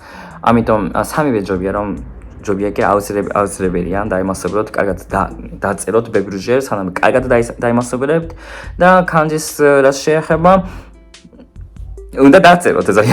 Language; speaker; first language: Georgian; non-native, fluent; Japanese